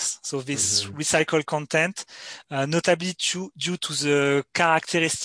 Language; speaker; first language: English; non-native, fluent; French